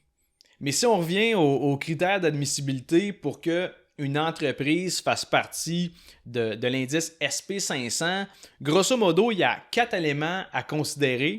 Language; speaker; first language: French; native; French